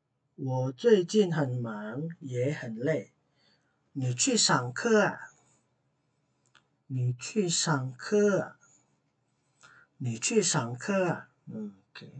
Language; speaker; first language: Chinese; non-native, fluent; Indonesian